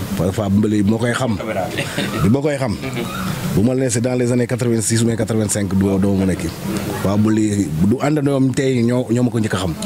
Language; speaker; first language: Wolof; non-native, local second language; Fula